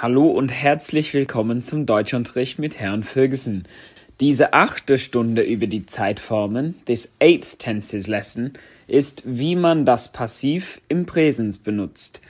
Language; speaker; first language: German; non-native, fluent; English